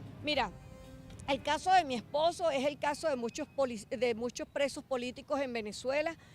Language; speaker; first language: Spanish; native; Spanish